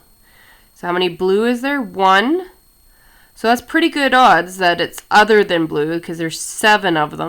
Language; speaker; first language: English; native; English